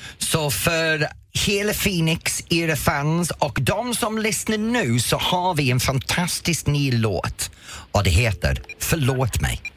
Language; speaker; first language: Swedish; non-native, fluent; English